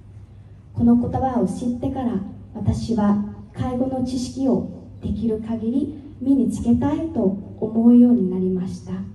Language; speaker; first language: Japanese; non-native, fluent; Vietnamese